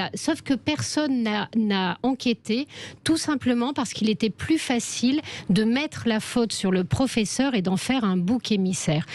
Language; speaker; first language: French; native; French